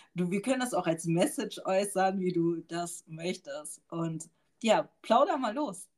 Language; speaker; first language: German; early bilingual, other home language; Turkish